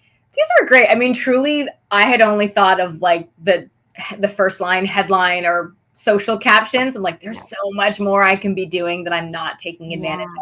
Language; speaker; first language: English; native; English